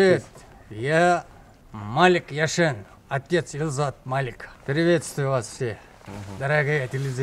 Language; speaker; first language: Russian; non-native, local second language; Uyghur